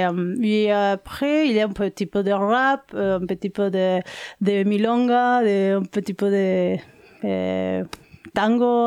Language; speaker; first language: French; non-native, learner; Spanish